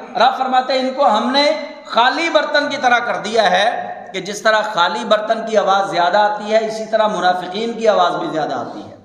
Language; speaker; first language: Urdu; non-native, local second language; Punjabi